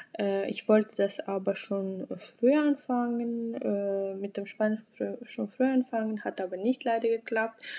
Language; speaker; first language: German; non-native, fluent; Russian